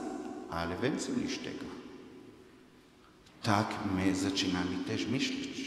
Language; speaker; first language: Polish; non-native, fluent; Hebrew